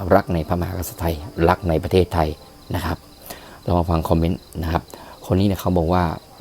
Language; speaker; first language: Thai; native; Thai